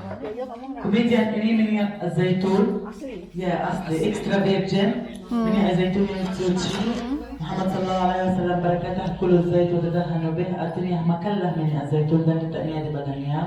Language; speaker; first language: Indonesian; non-native, fluent; Arabic